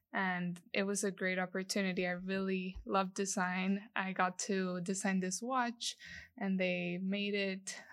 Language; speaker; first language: English; non-native, fluent; Spanish